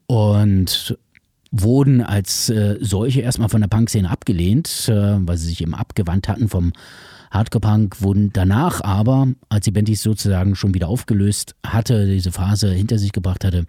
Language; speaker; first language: German; native; German